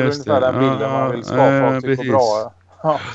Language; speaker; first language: Swedish; non-native, fluent; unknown